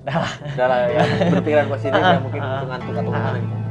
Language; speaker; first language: Indonesian; native; Indonesian